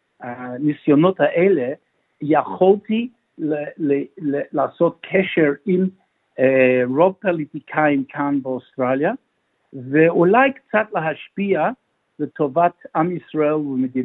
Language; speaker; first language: Hebrew; non-native, fluent; English